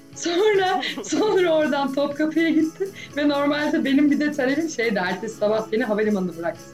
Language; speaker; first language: Turkish; native; Turkish